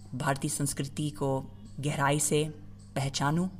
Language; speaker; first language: Hindi; non-native, fluent; English